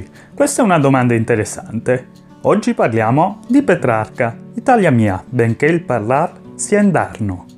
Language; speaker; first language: Italian; native; Italian